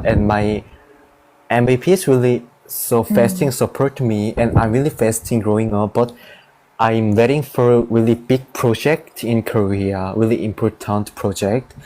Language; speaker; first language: English; non-native, learner; Korean